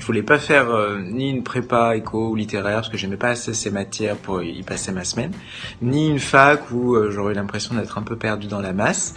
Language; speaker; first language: French; native; French